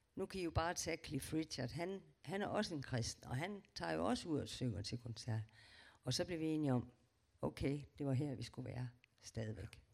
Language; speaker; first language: Danish; native; Danish